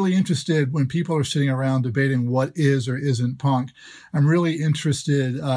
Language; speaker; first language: English; native; English